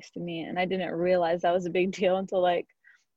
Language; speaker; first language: English; native; English